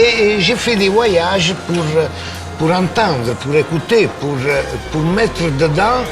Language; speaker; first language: French; non-native, fluent; Italian